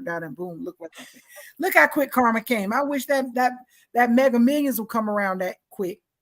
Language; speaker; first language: English; native; English